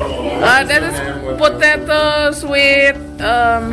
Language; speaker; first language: English; non-native, learner; Indonesian